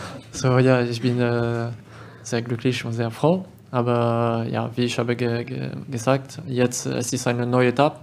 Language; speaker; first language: German; non-native, learner; French